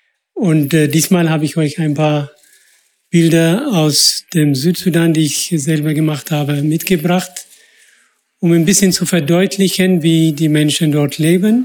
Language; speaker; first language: German; non-native, fluent; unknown